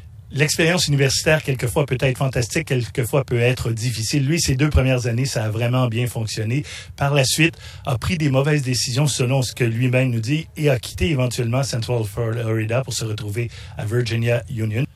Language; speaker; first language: French; native; French